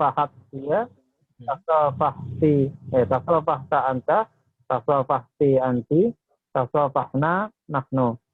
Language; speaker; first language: Arabic; non-native, learner; Indonesian